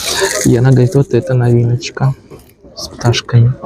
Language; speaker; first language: Russian; native; Russian